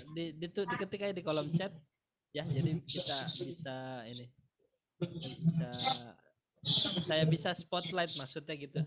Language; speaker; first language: Indonesian; native; Indonesian